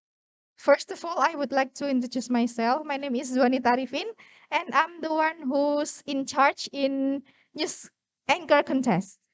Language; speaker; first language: English; non-native, learner; Indonesian